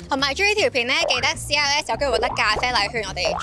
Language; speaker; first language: Cantonese; native; Cantonese